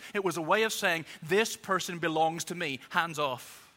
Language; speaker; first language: English; native; English